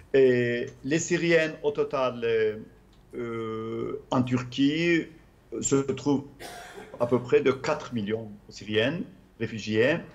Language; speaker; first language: French; non-native, fluent; Turkish